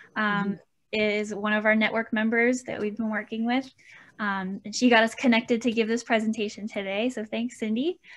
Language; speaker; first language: English; native; English